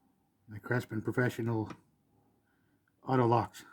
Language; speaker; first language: English; native; English